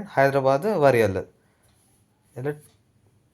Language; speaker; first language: Tamil; non-native, learner; Telugu